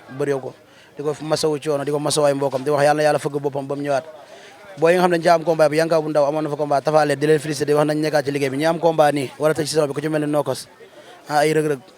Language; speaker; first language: Wolof; native; Wolof